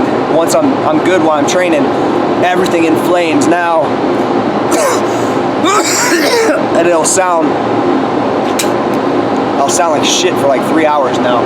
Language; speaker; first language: English; native; English